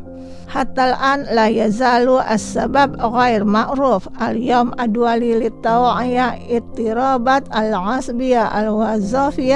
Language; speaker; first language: Arabic; non-native, fluent; Indonesian